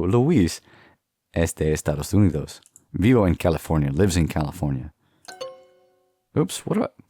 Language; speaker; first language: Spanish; non-native, learner; English